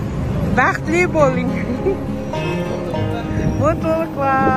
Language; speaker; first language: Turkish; non-native, learner; Kazakh